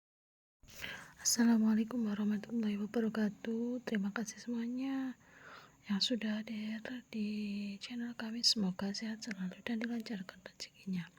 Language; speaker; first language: Indonesian; non-native, local second language; Javanese